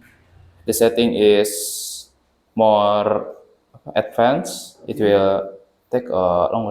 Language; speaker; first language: English; non-native, learner; Indonesian